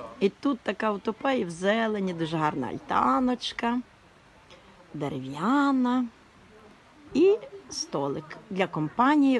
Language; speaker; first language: Ukrainian; native; Ukrainian